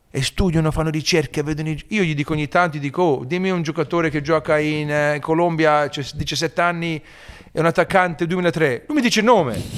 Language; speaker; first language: Italian; early bilingual, heritage; Italian